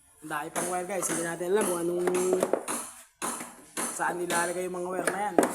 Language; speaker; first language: Filipino; native; Filipino